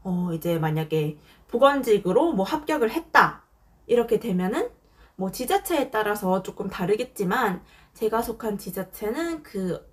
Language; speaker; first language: Korean; native; Korean